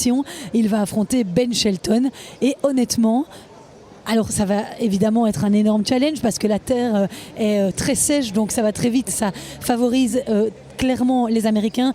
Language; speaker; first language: French; native; French